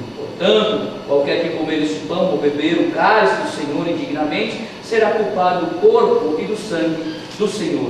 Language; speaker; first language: Portuguese; native; Portuguese